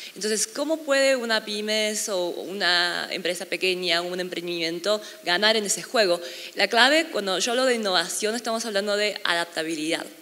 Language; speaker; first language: Spanish; non-native, fluent; Korean